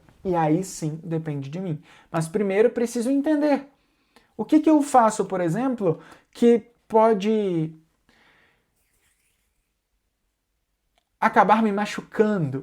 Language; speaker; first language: Portuguese; native; Portuguese